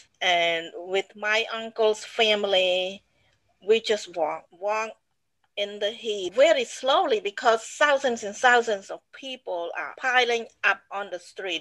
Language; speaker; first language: English; non-native, fluent; Khmer